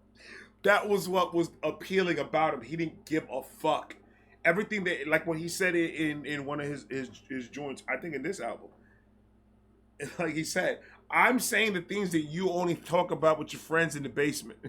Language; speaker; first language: English; native; English